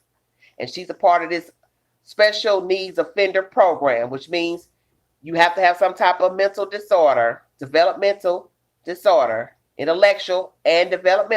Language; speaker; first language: English; native; English